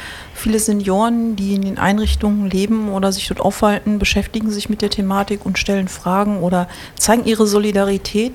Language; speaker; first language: German; native; German